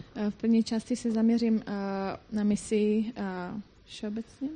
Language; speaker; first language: Czech; non-native, fluent; Croatian